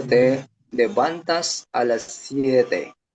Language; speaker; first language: Spanish; non-native, learner; Filipino